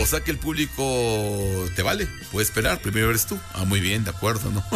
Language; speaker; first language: Spanish; native; Spanish